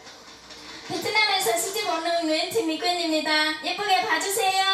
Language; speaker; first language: Korean; non-native, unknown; Vietnamese